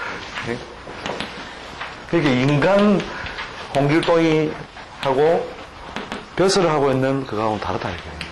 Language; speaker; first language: Korean; native; Korean